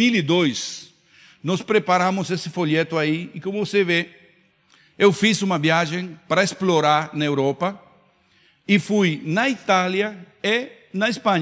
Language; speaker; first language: Portuguese; non-native, fluent; Spanish